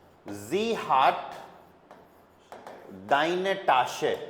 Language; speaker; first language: German; non-native, fluent; Hindi